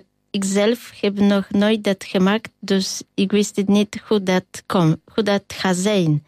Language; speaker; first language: Dutch; non-native, learner; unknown